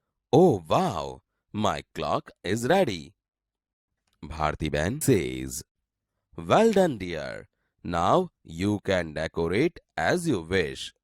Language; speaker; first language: English; non-native, local second language; Gujarati